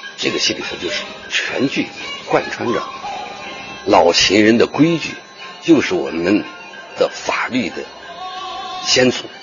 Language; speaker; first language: Chinese; native; Chinese